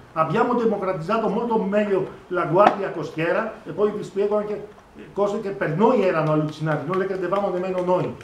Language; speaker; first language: Italian; non-native, fluent; Greek